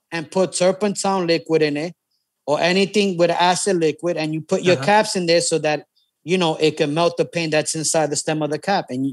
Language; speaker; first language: English; native; English